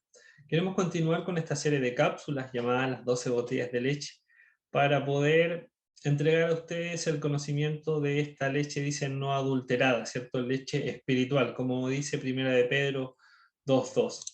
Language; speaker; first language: Spanish; native; Spanish